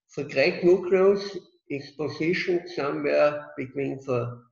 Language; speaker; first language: English; non-native, fluent; German